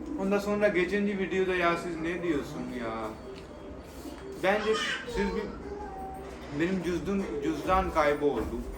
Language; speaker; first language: Turkish; non-native, learner; Urdu